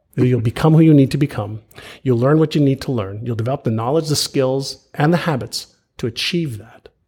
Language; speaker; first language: English; early bilingual, other home language; Hebrew